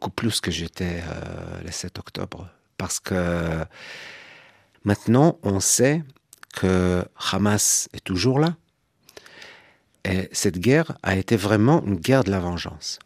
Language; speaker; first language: French; non-native, fluent; Hebrew